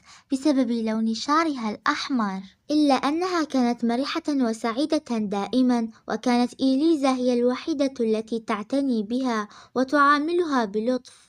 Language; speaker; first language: Arabic; native; Arabic